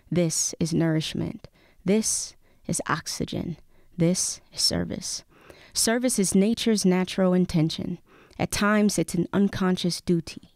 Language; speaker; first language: English; native; English